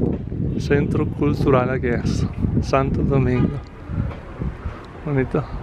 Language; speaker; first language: Spanish; non-native, fluent; Italian